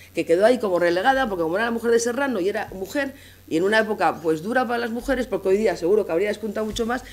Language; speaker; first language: Spanish; native; Spanish